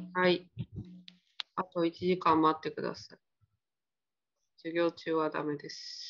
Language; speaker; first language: Japanese; non-native, fluent; Vietnamese